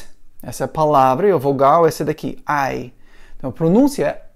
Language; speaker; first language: Portuguese; non-native, fluent; English